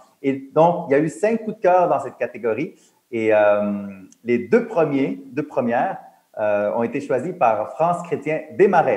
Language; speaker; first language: French; native; French